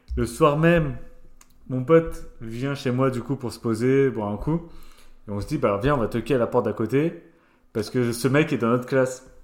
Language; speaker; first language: French; native; French